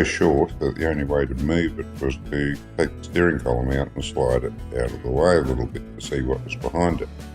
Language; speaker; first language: English; native; English